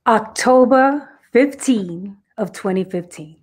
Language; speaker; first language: English; native; English